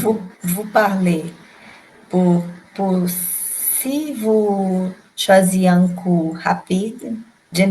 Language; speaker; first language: French; non-native, learner; Portuguese